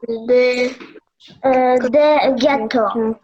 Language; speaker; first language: French; non-native, learner; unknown